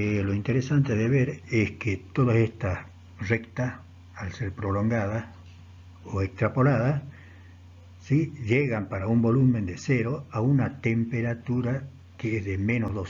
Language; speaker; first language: Spanish; native; Spanish